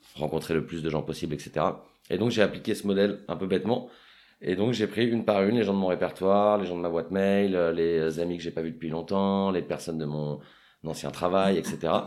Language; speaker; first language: French; native; French